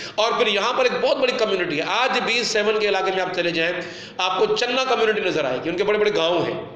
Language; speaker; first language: Urdu; non-native, local second language; Sindhi